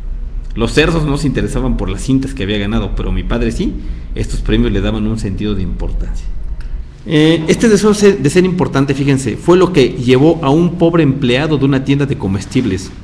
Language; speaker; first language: Spanish; native; Spanish